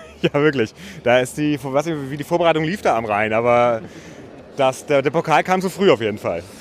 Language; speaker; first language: German; native; German